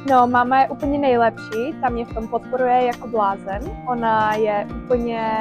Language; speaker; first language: Czech; early bilingual, heritage; Czech